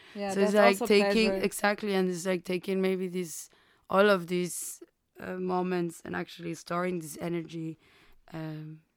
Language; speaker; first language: English; non-native, fluent; Spanish